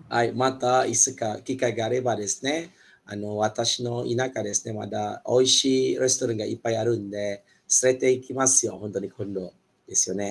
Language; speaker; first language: Japanese; non-native, fluent; Malay